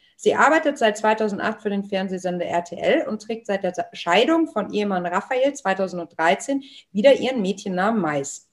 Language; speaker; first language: German; native; German